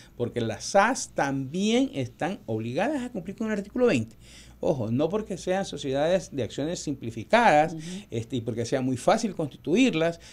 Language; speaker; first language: Spanish; native; Spanish